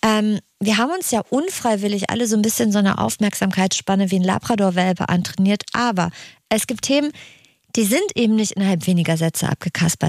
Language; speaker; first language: German; native; German